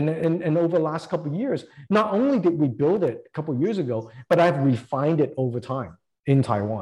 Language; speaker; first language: English; non-native, local second language; Cantonese